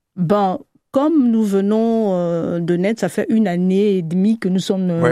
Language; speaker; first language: French; native; French